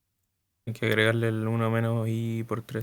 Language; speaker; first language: Spanish; native; Spanish